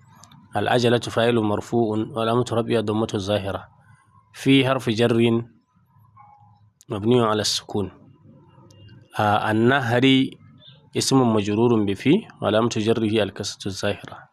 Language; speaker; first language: Arabic; non-native, fluent; Hausa